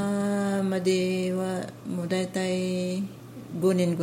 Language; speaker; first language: Japanese; non-native, learner; Filipino